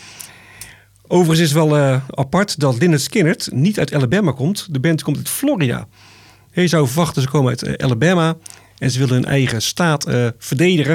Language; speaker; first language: Dutch; native; Dutch